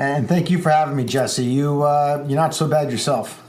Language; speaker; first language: English; native; English